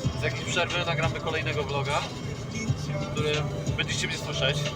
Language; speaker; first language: Polish; native; Polish